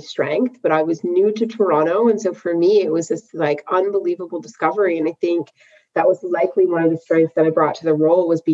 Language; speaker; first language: English; native; English